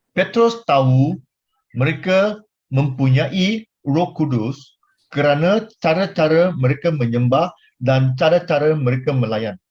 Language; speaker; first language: Malay; non-native, local second language; Chinese